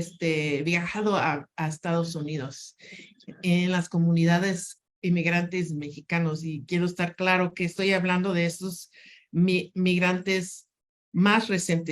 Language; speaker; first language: Spanish; non-native, fluent; English